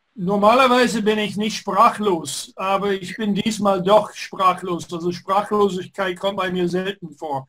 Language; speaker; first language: German; non-native, fluent; English